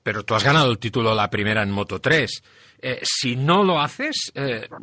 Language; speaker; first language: Spanish; non-native, local second language; Catalan